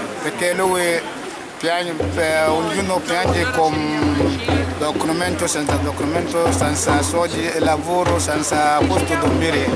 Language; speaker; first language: Italian; non-native, learner; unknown